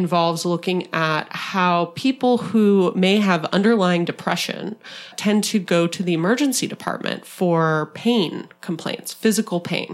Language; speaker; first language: English; native; English